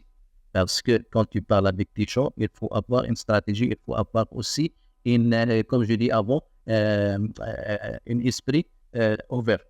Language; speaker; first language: French; non-native, learner; Arabic